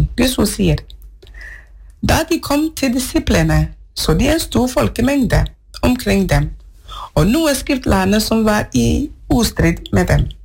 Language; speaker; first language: Norwegian; non-native, fluent; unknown